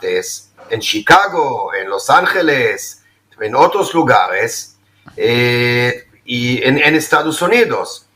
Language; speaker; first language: Spanish; non-native, fluent; Hebrew